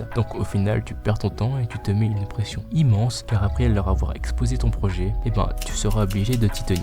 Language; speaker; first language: French; native; French